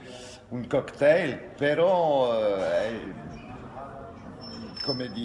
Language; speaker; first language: Italian; non-native, fluent; French